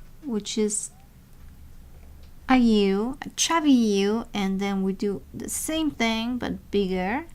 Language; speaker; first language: English; non-native, fluent; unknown